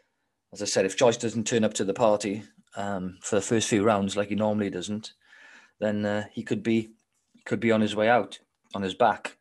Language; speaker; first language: English; native; English